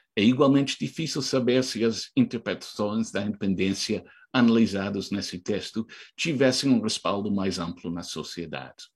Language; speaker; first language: Portuguese; non-native, fluent; English